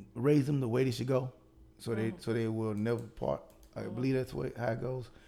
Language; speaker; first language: English; native; English